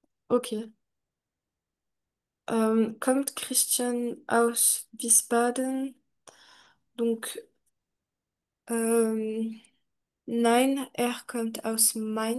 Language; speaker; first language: German; non-native, learner; French